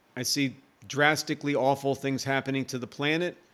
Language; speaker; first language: English; native; English